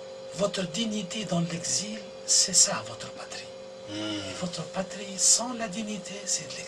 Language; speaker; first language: French; non-native, local second language; Arabic